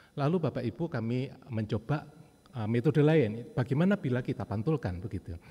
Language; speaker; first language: Indonesian; native; Indonesian